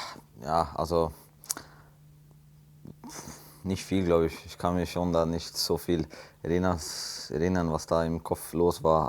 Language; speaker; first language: German; non-native, fluent; Swedish